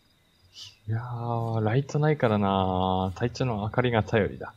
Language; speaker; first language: Japanese; native; Japanese